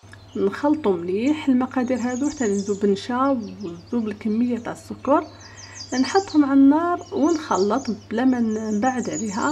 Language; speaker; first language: Arabic; native; Arabic